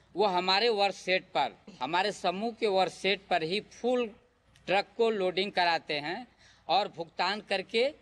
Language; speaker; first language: Hindi; native; Hindi